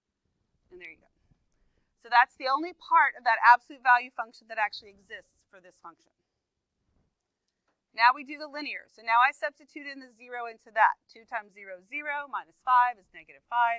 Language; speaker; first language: English; native; English